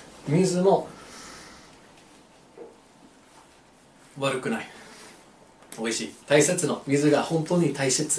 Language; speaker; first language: Japanese; non-native, learner; English